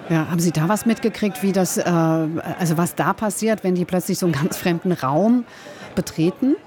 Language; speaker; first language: German; native; German